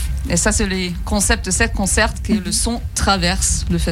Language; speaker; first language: French; non-native, fluent; German